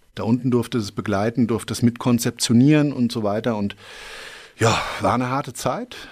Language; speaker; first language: German; native; German